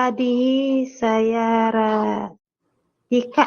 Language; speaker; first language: Arabic; non-native, learner; Filipino